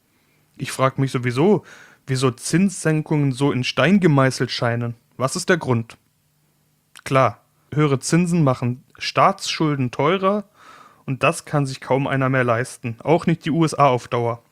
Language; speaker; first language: German; native; German